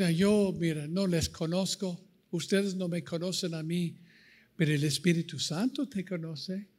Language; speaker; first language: Spanish; non-native, fluent; English